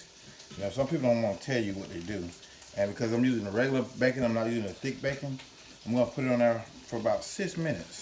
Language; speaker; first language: English; native; English